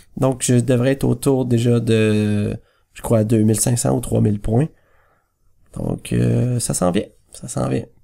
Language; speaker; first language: French; native; French